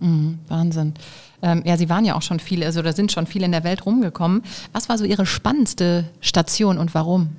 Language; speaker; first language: German; native; German